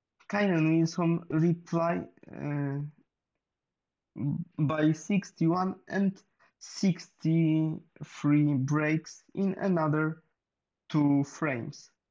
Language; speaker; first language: English; non-native, learner; Polish